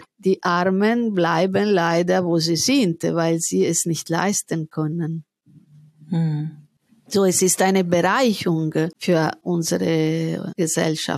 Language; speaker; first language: German; non-native, fluent; Italian